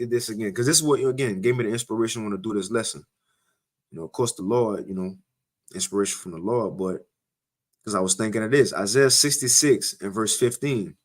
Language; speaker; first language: English; native; English